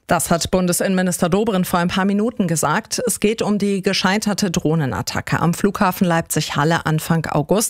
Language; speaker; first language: German; native; German